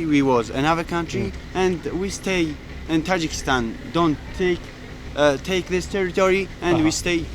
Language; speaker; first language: English; non-native, learner; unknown